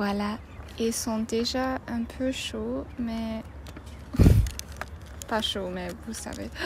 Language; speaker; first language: French; non-native, learner; English